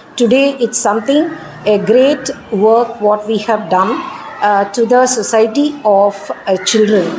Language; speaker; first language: English; non-native, local second language; Tamil